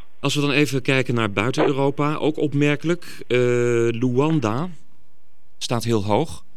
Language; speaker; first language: Dutch; native; Dutch